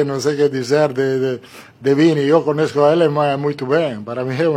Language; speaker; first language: Portuguese; non-native, learner; Italian